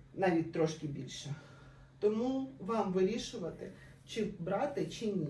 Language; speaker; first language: Ukrainian; non-native, local second language; Russian